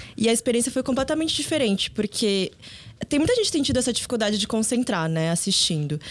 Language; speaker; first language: Portuguese; early bilingual, other home language; Korean